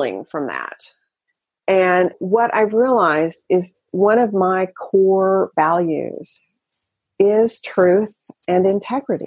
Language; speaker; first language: English; native; English